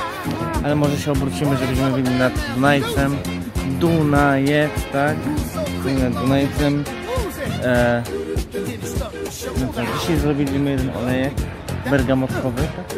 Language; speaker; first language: Polish; native; Polish